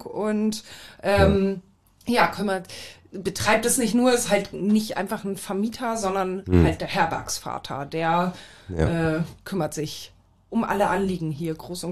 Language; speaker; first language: German; native; German